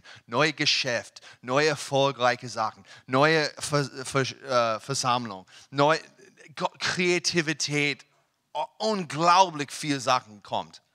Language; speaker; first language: German; non-native, learner; English